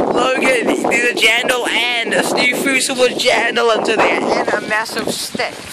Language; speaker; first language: English; native; English